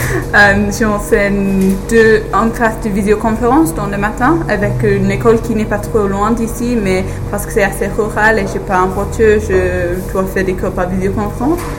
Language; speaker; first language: French; non-native, fluent; English